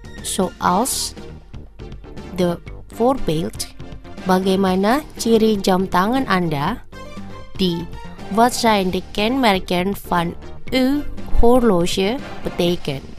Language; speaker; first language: Dutch; non-native, fluent; Indonesian